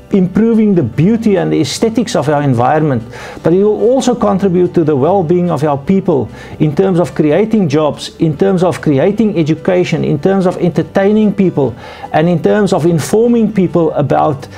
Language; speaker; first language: English; non-native, local second language; Afrikaans